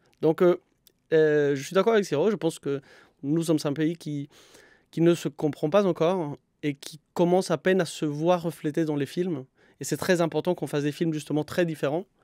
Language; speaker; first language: French; non-native, fluent; Spanish